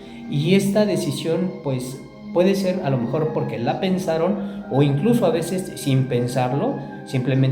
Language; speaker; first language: Spanish; native; Spanish